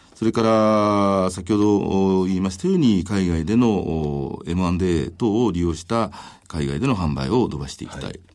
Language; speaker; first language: Japanese; native; Japanese